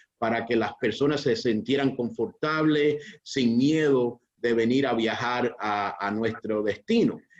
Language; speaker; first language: Spanish; early bilingual, heritage; Spanish